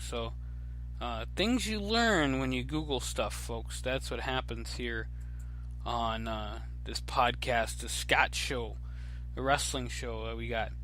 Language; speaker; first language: English; native; English